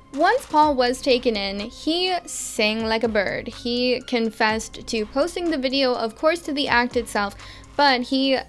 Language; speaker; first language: English; native; English